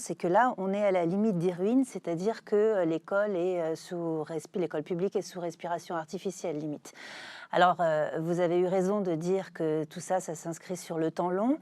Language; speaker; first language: French; native; French